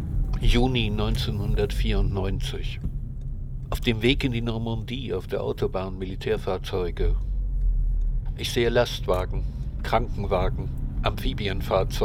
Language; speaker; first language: German; native; German